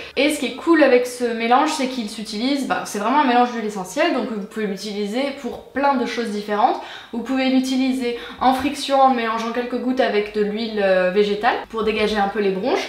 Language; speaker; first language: French; native; French